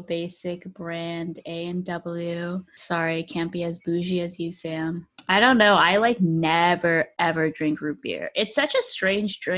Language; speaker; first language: English; native; English